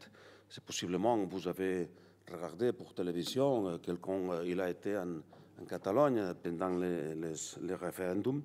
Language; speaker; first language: French; non-native, learner; Catalan